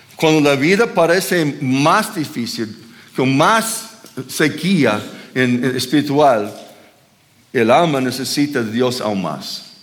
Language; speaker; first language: Spanish; non-native, fluent; English